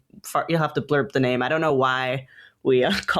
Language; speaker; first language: English; native; English